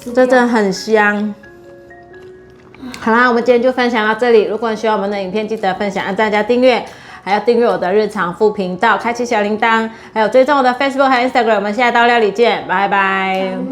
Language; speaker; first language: Chinese; native; Chinese